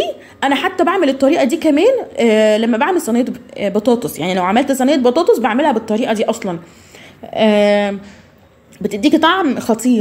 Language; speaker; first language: Arabic; native; Arabic